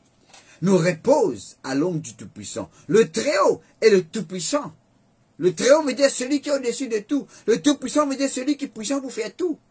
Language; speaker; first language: French; non-native, learner; Morisyen